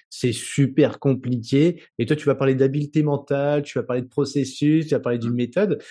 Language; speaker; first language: French; native; French